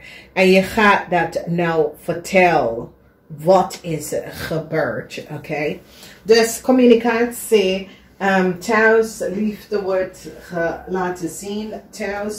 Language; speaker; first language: Dutch; non-native, learner; English